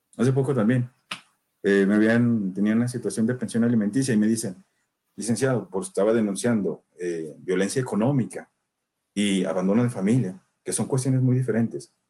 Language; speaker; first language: Spanish; native; Spanish